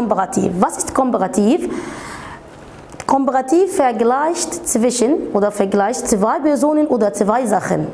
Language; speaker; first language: German; non-native, fluent; Arabic